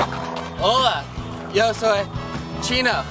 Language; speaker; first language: Spanish; non-native, learner; English